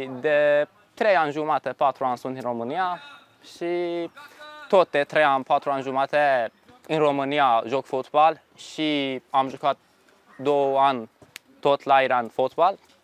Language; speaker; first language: Romanian; non-native, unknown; Persian